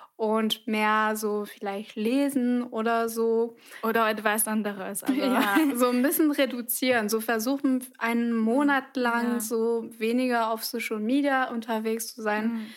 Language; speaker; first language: German; non-native, fluent; French